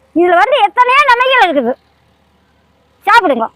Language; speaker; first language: Tamil; native; Tamil